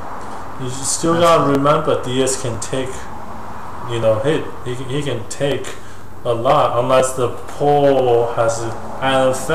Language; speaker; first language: English; non-native, learner; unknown